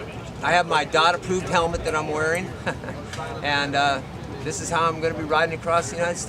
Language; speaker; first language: English; native; English